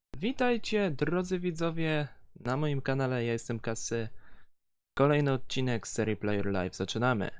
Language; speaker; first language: Polish; native; Polish